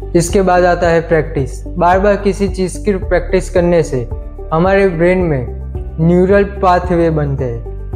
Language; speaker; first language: Hindi; non-native, local second language; Gujarati